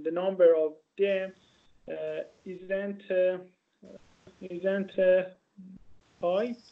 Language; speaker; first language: English; non-native, learner; Persian